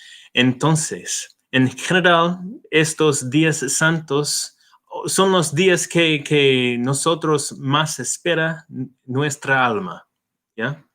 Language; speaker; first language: Spanish; non-native, fluent; English